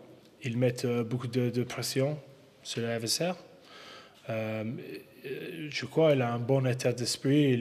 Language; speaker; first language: French; non-native, learner; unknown